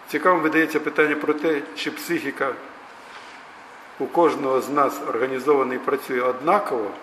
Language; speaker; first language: Ukrainian; native; Ukrainian